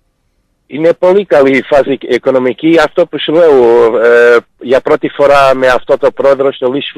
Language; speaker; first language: Greek; non-native, fluent; Portuguese